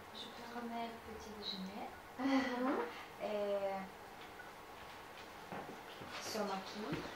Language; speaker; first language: French; non-native, learner; Russian